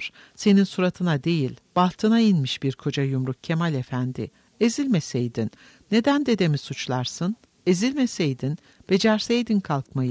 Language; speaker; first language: Turkish; native; Turkish